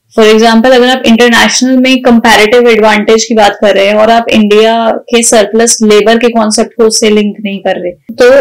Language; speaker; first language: Hindi; native; Hindi